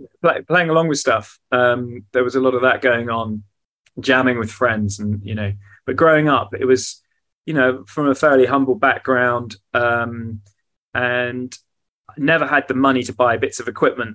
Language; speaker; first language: English; native; English